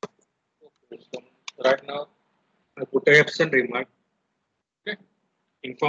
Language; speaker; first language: English; non-native, local second language; Gujarati